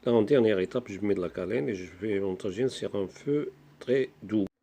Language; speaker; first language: French; non-native, local second language; Arabic